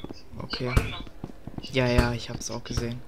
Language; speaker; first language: German; native; German